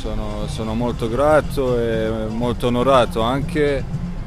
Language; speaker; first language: Italian; non-native, fluent; Croatian